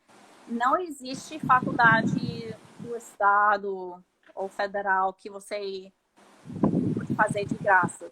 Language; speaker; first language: Portuguese; non-native, fluent; English